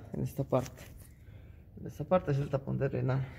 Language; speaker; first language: Spanish; native; Spanish